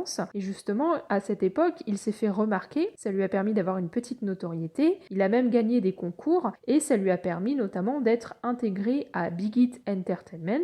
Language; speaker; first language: French; native; French